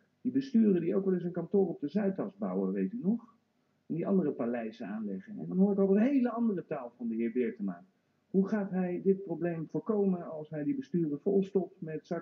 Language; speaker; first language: Dutch; native; Dutch